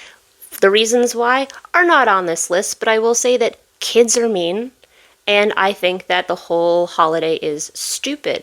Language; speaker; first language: English; native; English